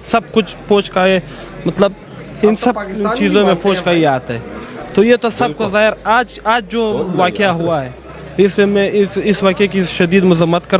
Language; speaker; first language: Hindi; non-native, local second language; Pashto